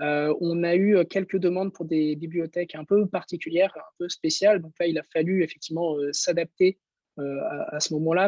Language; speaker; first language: French; native; French